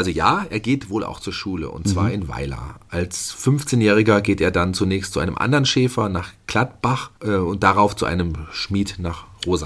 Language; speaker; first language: German; native; German